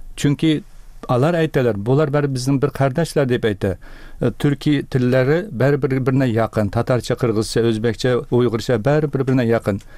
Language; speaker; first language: Tatar; early bilingual, heritage; Tatar